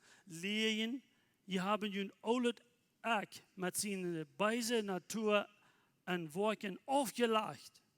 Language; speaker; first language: German; non-native, learner; Plautdietsch